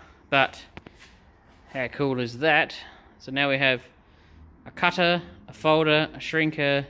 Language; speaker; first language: English; native; English